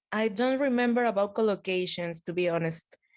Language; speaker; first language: English; non-native, learner; Spanish